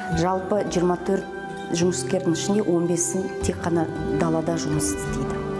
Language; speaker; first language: Kazakh; native; Kazakh